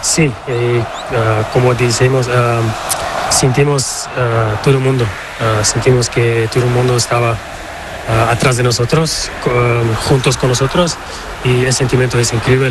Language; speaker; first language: Spanish; non-native, learner; Portuguese